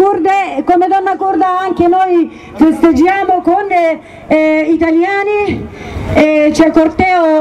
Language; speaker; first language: Italian; non-native, learner; Kurdish